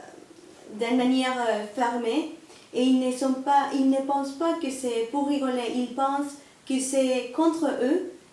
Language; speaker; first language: French; non-native, learner; Spanish